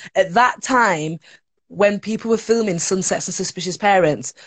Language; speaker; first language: English; native; English